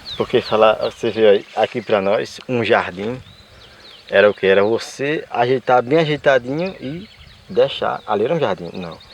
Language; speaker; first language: Portuguese; native; Portuguese